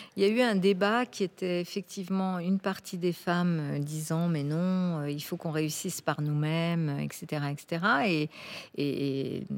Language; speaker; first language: French; native; French